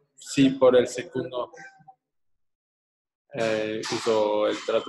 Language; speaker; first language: Spanish; non-native, learner; English